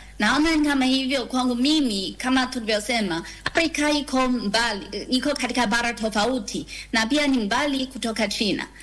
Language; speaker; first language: Swahili; non-native, fluent; Chinese